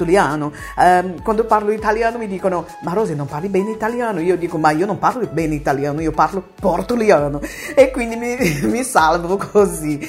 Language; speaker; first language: Italian; non-native, fluent; Portuguese